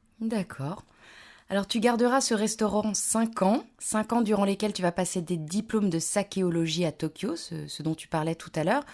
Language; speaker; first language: French; native; French